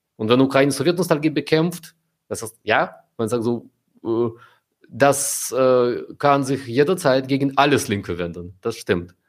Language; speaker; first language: German; non-native, fluent; Russian